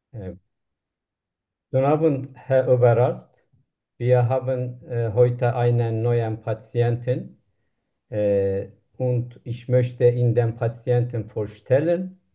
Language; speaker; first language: German; non-native, learner; Turkish